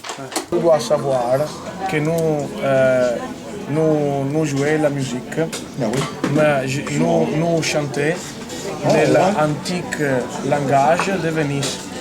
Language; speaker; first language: French; non-native, learner; Italian